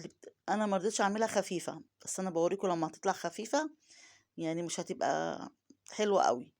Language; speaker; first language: Arabic; native; Arabic